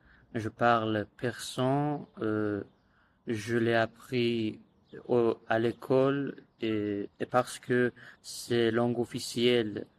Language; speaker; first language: French; non-native, learner; Azerbaijani